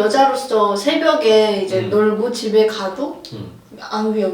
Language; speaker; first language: Korean; non-native, fluent; Arabic